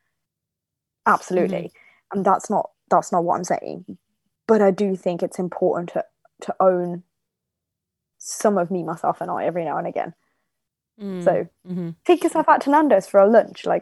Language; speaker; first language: English; native; English